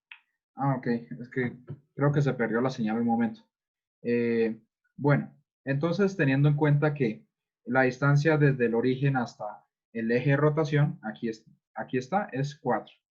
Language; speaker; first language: Spanish; native; Spanish